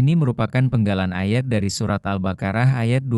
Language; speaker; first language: Indonesian; native; Indonesian